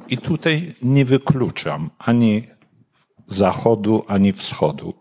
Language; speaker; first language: Polish; non-native, fluent; Kurdish